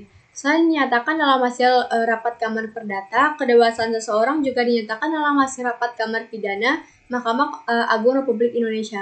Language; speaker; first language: Indonesian; native; Indonesian